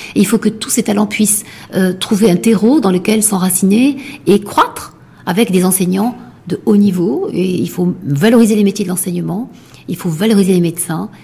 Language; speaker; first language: French; non-native, local second language; Arabic